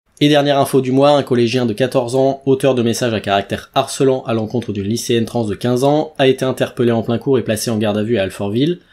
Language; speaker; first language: French; native; French